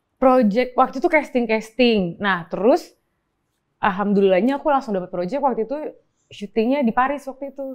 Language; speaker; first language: Indonesian; native; Indonesian